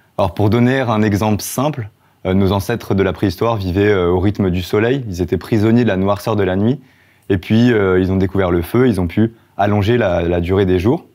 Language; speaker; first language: French; native; French